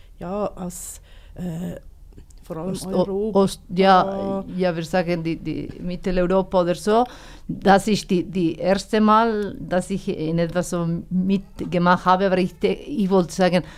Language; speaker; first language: German; non-native, fluent; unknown